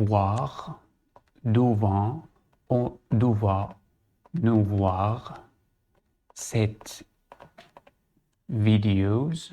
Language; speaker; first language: French; non-native, learner; Arabic